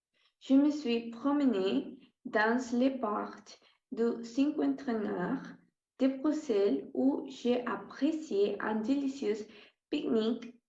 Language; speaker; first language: French; non-native, learner; Spanish